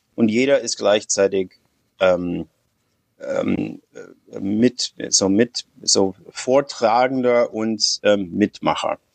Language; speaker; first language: German; non-native, fluent; English